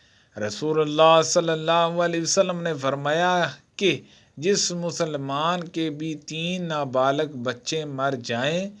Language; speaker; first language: Urdu; native; Urdu